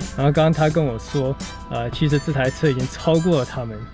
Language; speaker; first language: Chinese; early bilingual, heritage; Chinese